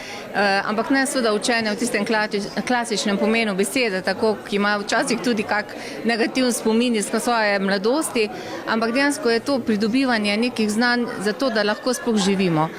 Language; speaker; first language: Slovenian; native; Slovenian